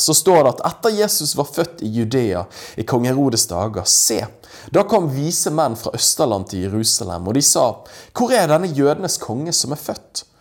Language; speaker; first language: Norwegian; native; Norwegian